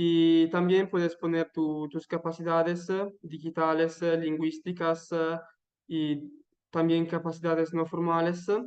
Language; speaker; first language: Spanish; non-native, learner; Italian